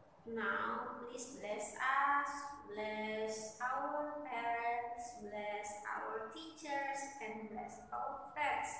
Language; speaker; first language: English; non-native, learner; Indonesian